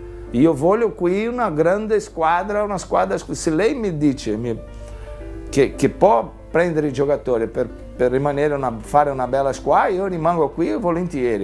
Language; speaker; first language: Italian; non-native, fluent; Portuguese